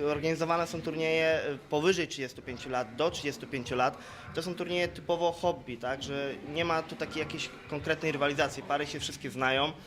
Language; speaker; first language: Polish; native; Polish